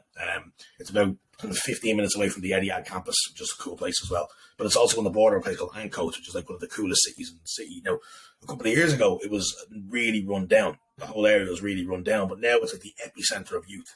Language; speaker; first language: English; native; English